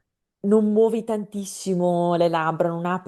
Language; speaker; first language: Italian; non-native, fluent; English